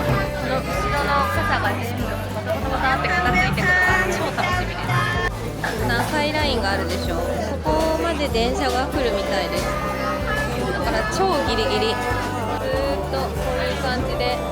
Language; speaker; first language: Japanese; native; Japanese